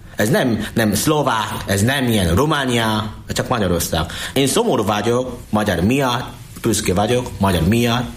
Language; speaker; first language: Hungarian; non-native, learner; Korean